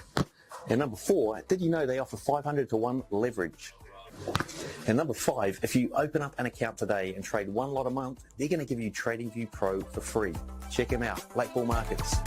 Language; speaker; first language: English; native; English